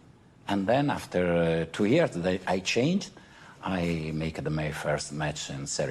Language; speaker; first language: English; non-native, fluent; Italian